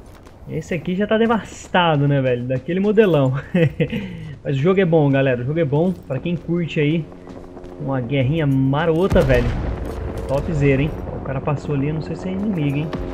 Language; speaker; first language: Portuguese; native; Portuguese